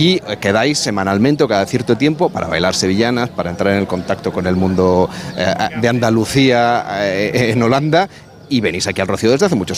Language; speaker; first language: Spanish; native; Spanish